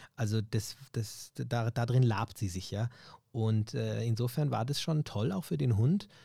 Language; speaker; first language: German; native; German